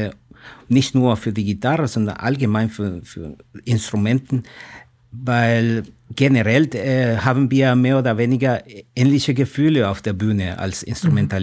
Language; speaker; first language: German; non-native, fluent; Spanish